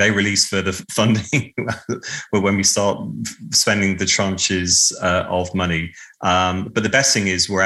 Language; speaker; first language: English; native; English